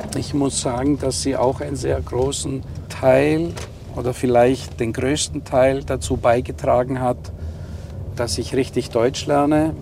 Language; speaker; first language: German; non-native, fluent; Greek